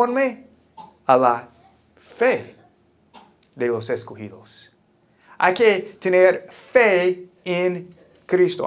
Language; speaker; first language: Spanish; non-native, fluent; English